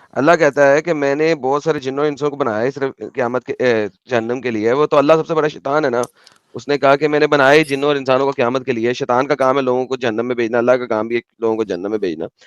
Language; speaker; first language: Urdu; native; Urdu